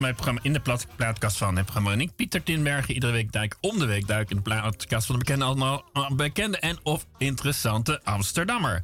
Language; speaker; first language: Dutch; native; Dutch